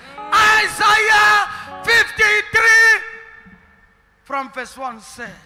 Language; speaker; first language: English; non-native, local second language; Ibibio